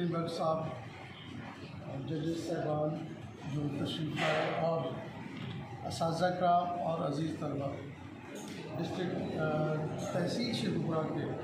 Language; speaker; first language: Urdu; non-native, local second language; Punjabi